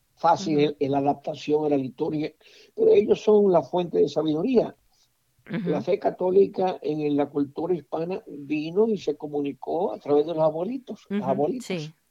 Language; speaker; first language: Spanish; native; Spanish